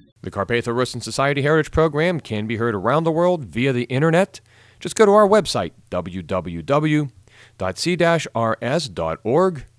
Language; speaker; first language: English; native; English